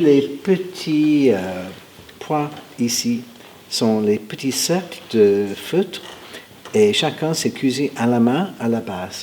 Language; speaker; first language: French; non-native, fluent; English